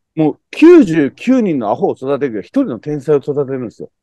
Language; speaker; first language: Japanese; native; Japanese